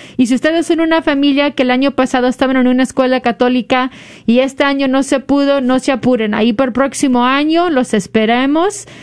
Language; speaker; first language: Spanish; early bilingual, heritage; Spanish